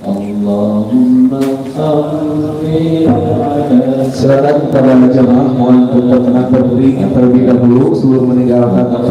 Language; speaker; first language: Indonesian; native; Indonesian